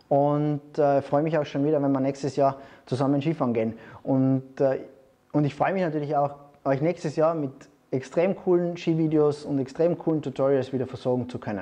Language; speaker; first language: German; native; German